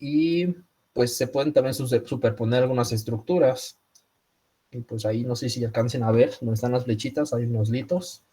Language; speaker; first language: Spanish; native; Spanish